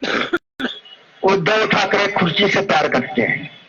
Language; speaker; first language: Hindi; non-native, local second language; Marathi